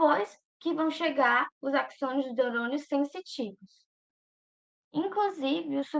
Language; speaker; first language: Portuguese; native; Portuguese